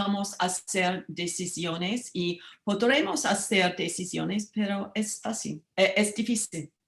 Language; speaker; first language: Spanish; non-native, learner; English